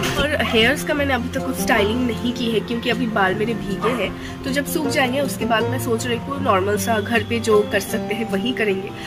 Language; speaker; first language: Hindi; non-native, local second language; Bangla